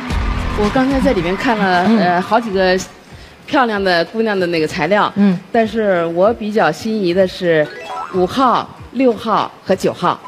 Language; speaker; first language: Chinese; native; Chinese